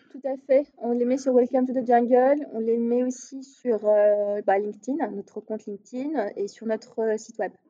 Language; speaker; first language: French; non-native, local second language; Arabic